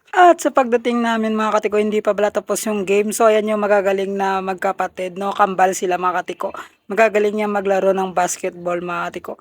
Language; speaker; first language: Filipino; non-native, local second language; Hiligaynon